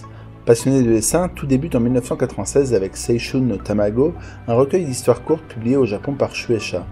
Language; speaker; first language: French; native; French